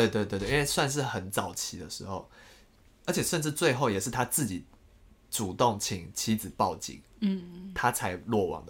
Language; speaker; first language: Chinese; native; Chinese